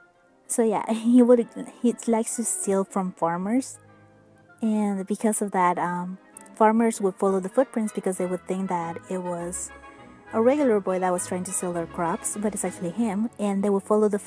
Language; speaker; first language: English; non-native, fluent; Spanish